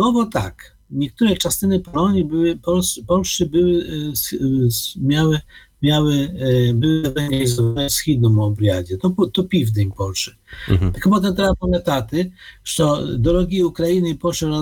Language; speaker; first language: Polish; non-native, learner; Ukrainian